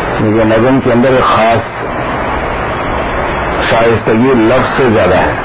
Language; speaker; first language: Urdu; native; Urdu